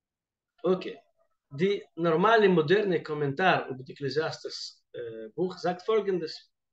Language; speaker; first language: German; non-native, fluent; Russian